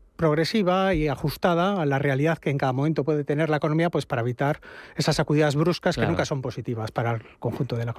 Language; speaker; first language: Spanish; native; Spanish